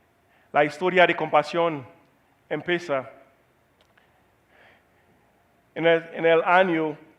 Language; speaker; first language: Spanish; non-native, learner; Haitian Creole